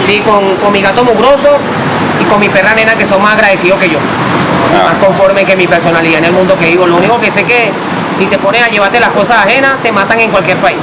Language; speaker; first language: Spanish; native; Spanish